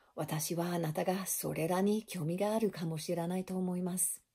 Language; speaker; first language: Japanese; non-native, fluent; English